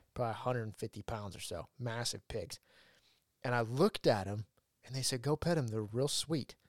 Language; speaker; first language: English; native; English